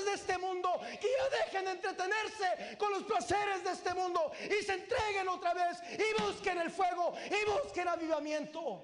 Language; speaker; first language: Spanish; native; Spanish